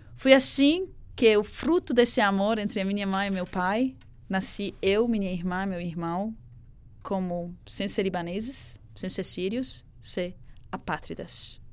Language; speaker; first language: Portuguese; non-native, fluent; Arabic